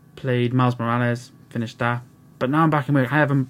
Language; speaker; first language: English; native; English